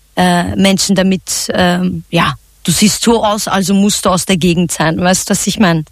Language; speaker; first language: German; early bilingual, other home language; Turkish